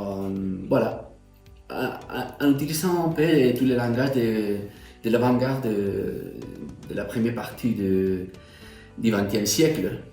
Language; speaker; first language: French; non-native, fluent; Spanish